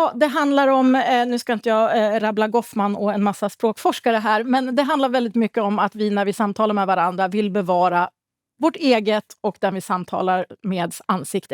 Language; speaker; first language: Swedish; native; Swedish